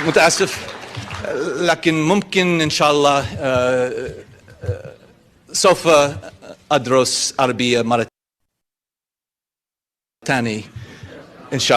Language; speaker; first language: Arabic; non-native, learner; English